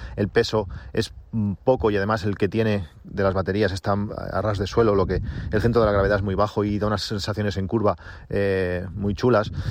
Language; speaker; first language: Spanish; native; Spanish